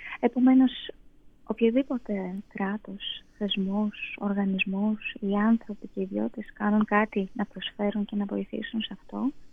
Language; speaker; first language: Greek; non-native, fluent; Russian